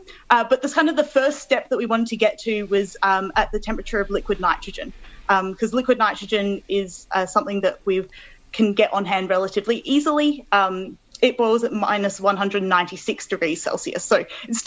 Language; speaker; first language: English; native; English